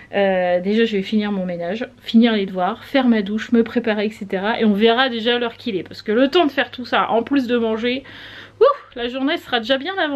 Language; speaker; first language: French; native; French